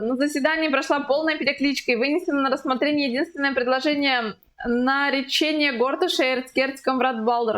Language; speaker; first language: Russian; native; Russian